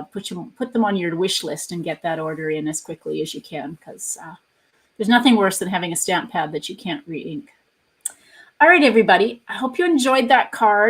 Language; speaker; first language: English; native; English